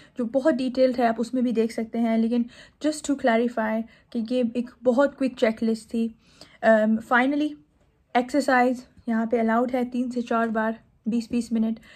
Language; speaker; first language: Urdu; native; Urdu